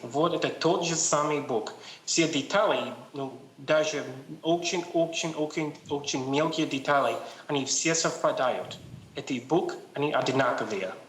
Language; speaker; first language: Russian; non-native, learner; English